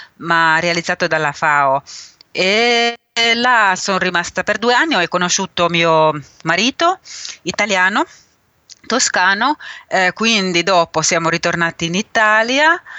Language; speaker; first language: Italian; non-native, fluent; Finnish